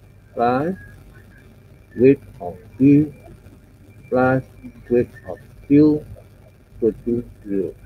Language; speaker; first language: English; non-native, local second language; Malay